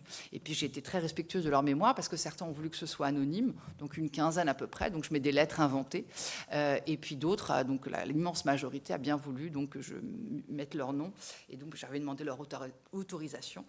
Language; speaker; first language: French; native; French